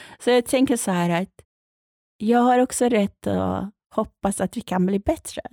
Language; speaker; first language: Swedish; non-native, fluent; Persian